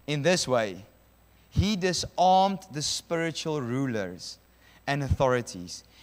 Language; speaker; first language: English; non-native, local second language; Afrikaans